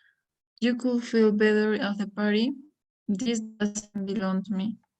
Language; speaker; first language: English; non-native, learner; Spanish